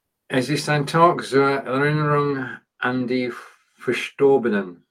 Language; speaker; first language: German; non-native, learner; English